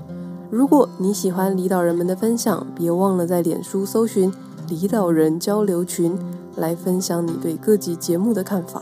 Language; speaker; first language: Chinese; native; Chinese